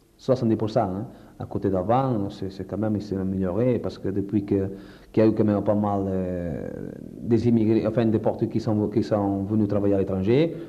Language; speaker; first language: French; non-native, fluent; Portuguese